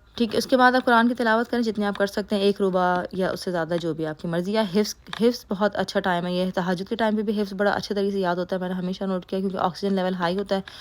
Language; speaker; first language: Urdu; native; Urdu